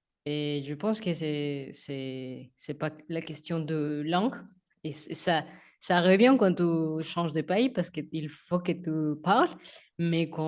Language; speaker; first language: French; non-native, learner; Spanish